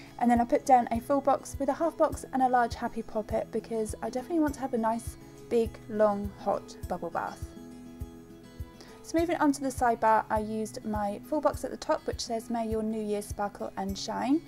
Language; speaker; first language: English; native; English